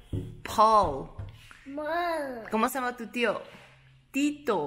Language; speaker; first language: Spanish; early bilingual, heritage; English